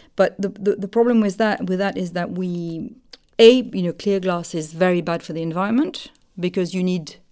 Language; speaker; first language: English; non-native, fluent; French